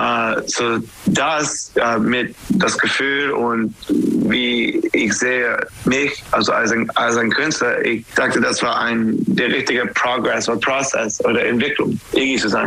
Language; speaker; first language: German; non-native, learner; English